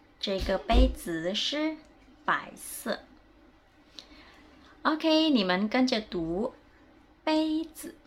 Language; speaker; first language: Chinese; non-native, fluent; Indonesian